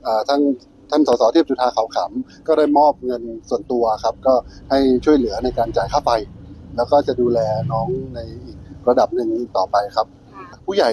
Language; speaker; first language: Thai; native; Thai